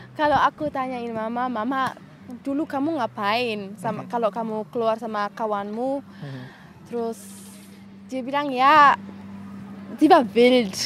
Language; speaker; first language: Indonesian; early bilingual, heritage; Indonesian